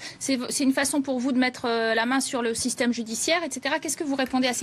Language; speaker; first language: French; native; French